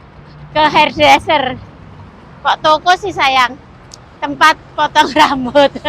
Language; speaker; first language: Indonesian; native; Indonesian